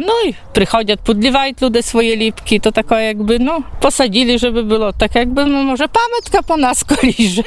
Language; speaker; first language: Polish; non-native, local second language; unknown